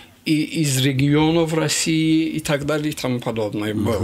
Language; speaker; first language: Russian; non-native, local second language; Azerbaijani